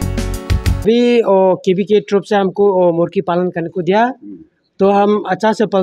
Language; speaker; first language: Hindi; non-native, local second language; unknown